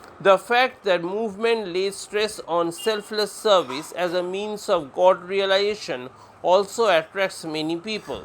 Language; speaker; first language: English; non-native, local second language; Bangla